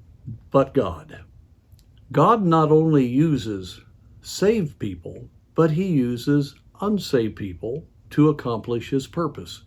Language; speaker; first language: English; native; English